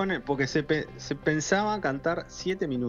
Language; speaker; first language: Spanish; native; Spanish